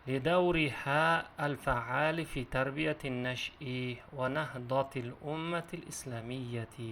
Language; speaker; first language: Arabic; non-native, fluent; Uzbek